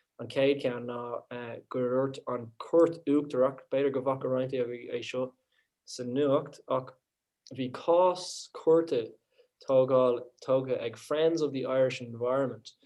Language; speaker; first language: Irish; non-native, local second language; English